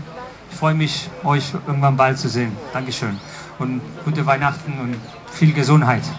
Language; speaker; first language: German; non-native, fluent; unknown